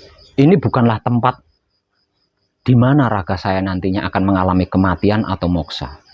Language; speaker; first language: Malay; non-native, local second language; Javanese